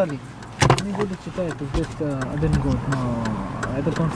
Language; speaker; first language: Russian; non-native, learner; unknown